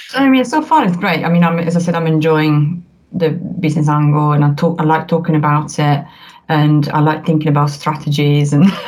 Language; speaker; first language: English; non-native, fluent; Italian